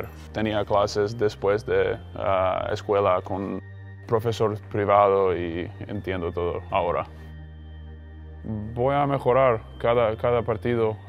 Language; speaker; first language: Spanish; non-native, fluent; Croatian